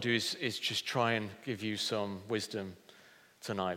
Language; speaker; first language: English; native; English